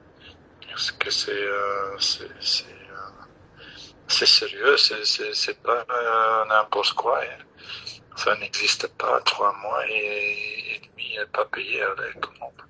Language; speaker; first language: French; non-native, local second language; Dutch